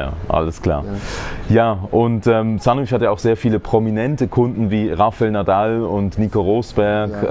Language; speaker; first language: German; native; German